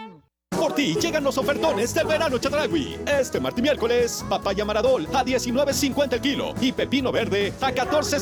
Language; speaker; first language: Spanish; native; Spanish